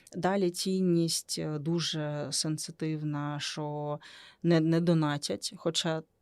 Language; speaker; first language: Ukrainian; native; Ukrainian